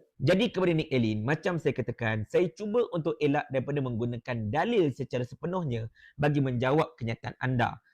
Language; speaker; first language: Malay; native; Malay